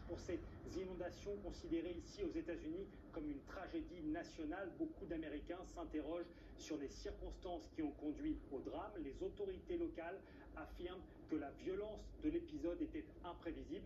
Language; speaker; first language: French; native; French